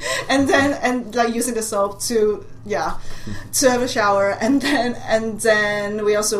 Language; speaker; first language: English; non-native, local second language; Cantonese